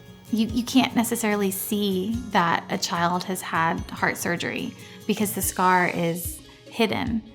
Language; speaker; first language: English; native; English